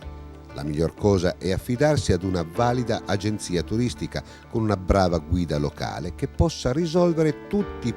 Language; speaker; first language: Italian; native; Italian